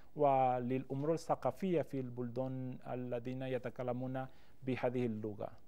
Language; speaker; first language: Arabic; non-native, learner; Spanish